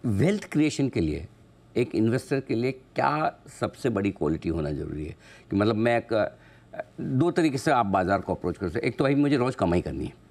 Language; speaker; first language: Hindi; native; Hindi